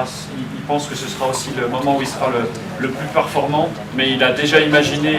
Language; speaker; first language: French; native; French